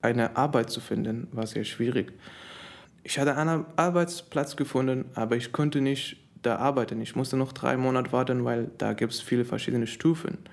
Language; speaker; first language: German; non-native, fluent; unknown